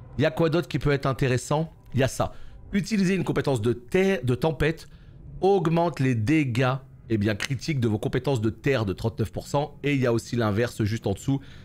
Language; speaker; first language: French; native; French